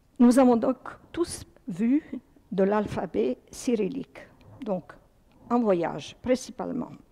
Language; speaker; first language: French; early bilingual, other home language; Croatian